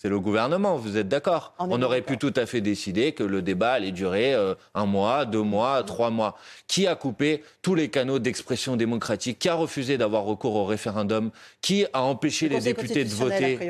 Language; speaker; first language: French; native; French